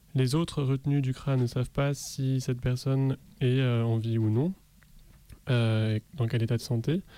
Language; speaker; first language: French; native; French